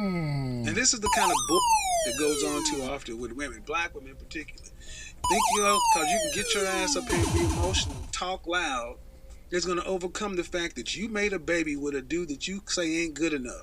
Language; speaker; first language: English; native; English